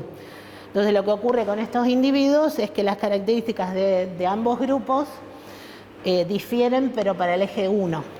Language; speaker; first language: Spanish; native; Spanish